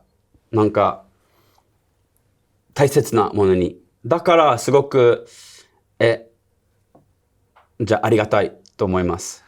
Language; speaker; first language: Japanese; non-native, learner; English